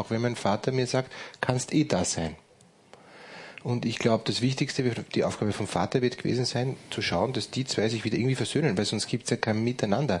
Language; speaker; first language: German; native; German